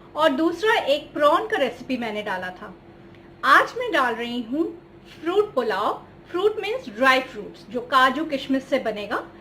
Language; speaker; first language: Hindi; non-native, local second language; Bangla